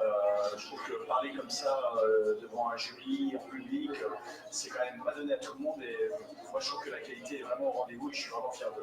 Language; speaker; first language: French; native; French